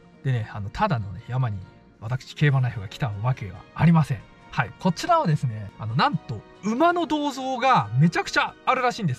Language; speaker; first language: Japanese; native; Japanese